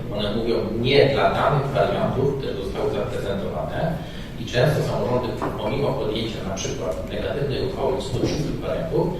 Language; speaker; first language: Polish; native; Polish